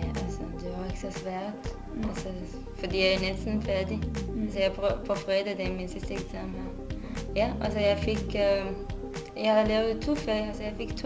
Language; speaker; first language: Danish; non-native, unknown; Arabic